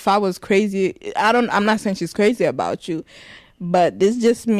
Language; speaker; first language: English; non-native, local second language; Rundi